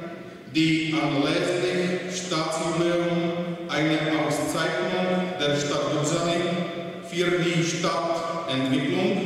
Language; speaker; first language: German; non-native, fluent; Czech